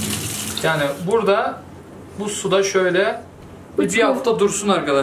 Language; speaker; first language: Turkish; native; Turkish